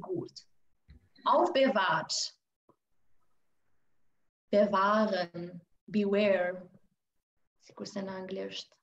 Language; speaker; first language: German; non-native, fluent; Albanian